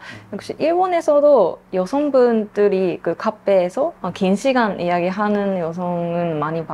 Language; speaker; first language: Korean; non-native, fluent; Japanese